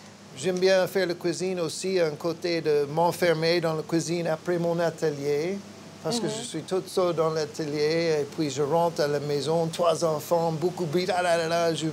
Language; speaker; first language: French; non-native, fluent; English